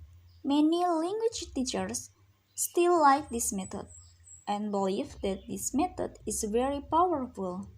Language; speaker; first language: English; non-native, learner; Indonesian